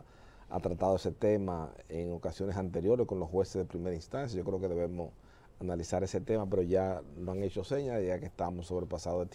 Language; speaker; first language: Spanish; native; Spanish